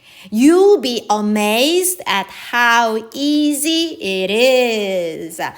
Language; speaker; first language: English; non-native, fluent; Korean